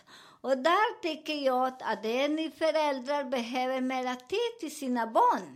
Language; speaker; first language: Swedish; non-native, fluent; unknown